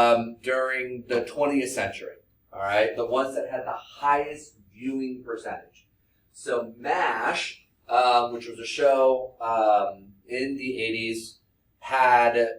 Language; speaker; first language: English; native; English